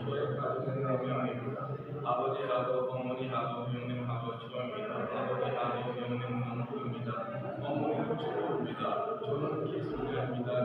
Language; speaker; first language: Korean; non-native, learner; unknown